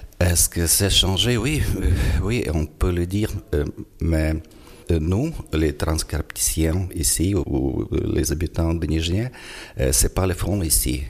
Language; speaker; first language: French; non-native, fluent; Ukrainian